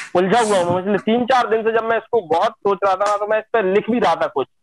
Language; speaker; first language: Hindi; native; Hindi